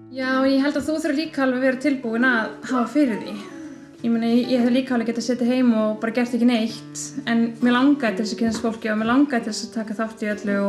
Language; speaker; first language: Icelandic; native; Icelandic